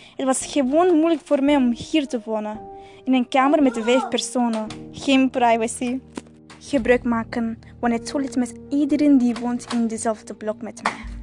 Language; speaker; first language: Dutch; non-native, learner; Turkish